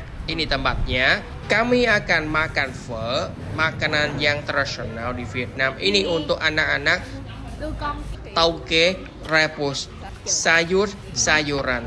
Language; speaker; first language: Indonesian; non-native, learner; Vietnamese